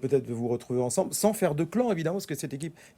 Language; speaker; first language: French; native; French